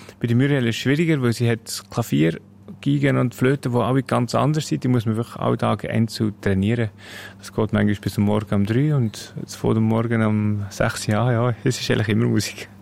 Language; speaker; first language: German; native; German